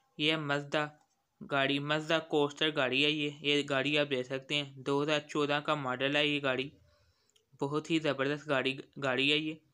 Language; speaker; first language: Urdu; non-native, local second language; Punjabi